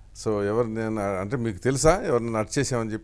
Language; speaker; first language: Telugu; native; Telugu